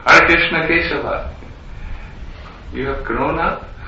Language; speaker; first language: English; non-native, fluent; German